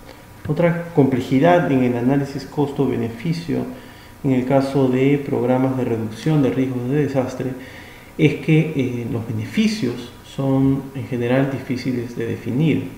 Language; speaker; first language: Spanish; native; Spanish